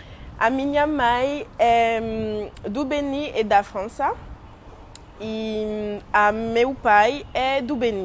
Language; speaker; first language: Portuguese; non-native, learner; French